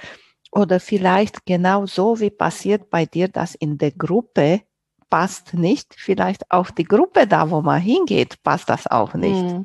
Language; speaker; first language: German; non-native, fluent; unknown